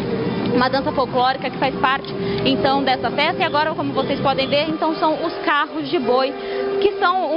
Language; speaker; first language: Portuguese; native; Portuguese